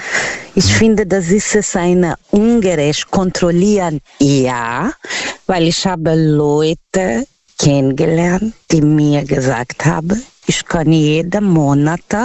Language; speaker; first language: German; non-native, learner; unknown